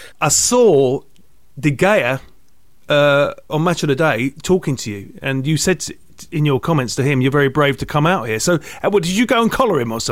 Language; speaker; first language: English; native; English